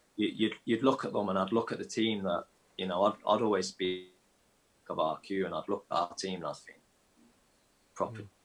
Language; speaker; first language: English; native; English